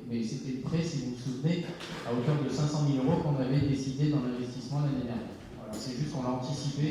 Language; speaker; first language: French; native; French